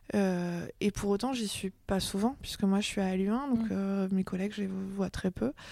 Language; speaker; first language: French; native; French